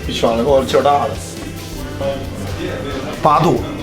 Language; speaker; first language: Chinese; native; Chinese